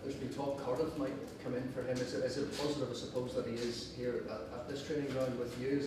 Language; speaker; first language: English; native; English